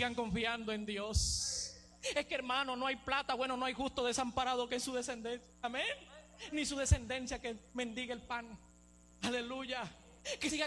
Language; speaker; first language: Spanish; native; Spanish